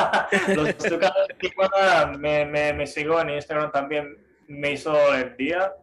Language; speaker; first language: Spanish; non-native, fluent; Japanese